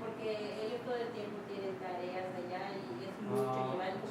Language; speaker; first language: Spanish; native; Spanish